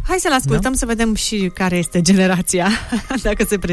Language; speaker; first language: Romanian; native; Romanian